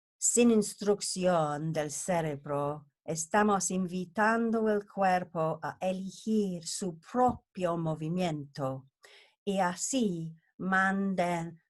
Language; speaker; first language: Spanish; non-native, learner; English